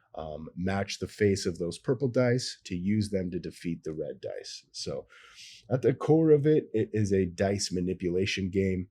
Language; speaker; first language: English; native; English